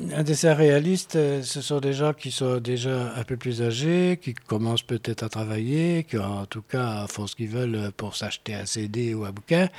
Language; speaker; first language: French; native; French